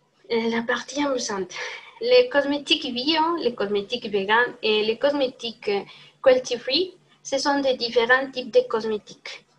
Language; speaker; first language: French; non-native, learner; Spanish